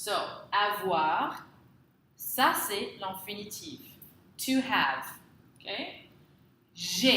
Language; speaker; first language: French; non-native, fluent; English